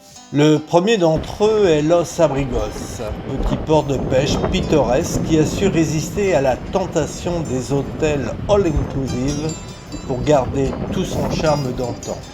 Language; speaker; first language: French; native; French